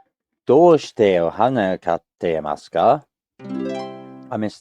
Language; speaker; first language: Japanese; non-native, learner; English